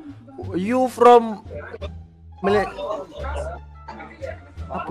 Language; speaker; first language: English; non-native, learner; Malay